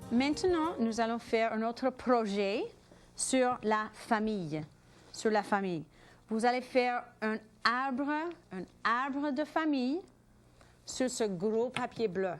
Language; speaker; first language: French; non-native, fluent; English